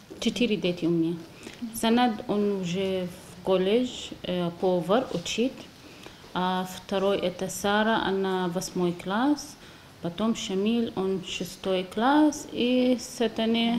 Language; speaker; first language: Russian; non-native, learner; Arabic